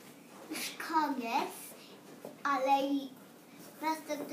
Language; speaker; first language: Polish; early bilingual, heritage; Polish